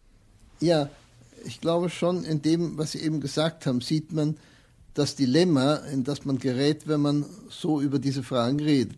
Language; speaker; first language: German; native; German